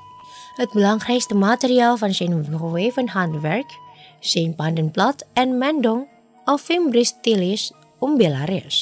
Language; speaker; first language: Dutch; non-native, fluent; Indonesian